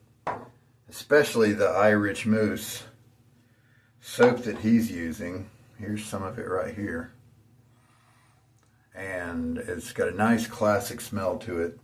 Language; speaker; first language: English; native; English